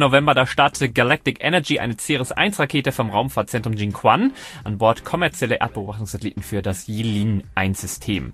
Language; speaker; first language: German; native; German